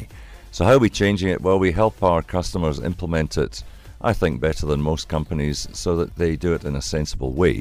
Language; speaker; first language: English; native; English